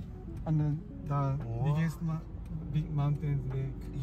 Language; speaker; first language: English; non-native, learner; Japanese